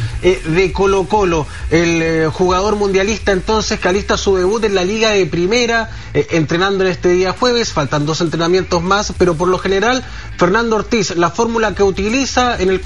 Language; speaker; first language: Spanish; native; Spanish